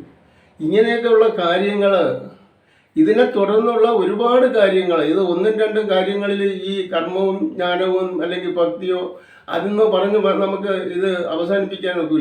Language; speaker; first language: Malayalam; native; Malayalam